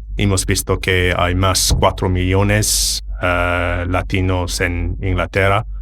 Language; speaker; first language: Spanish; non-native, learner; English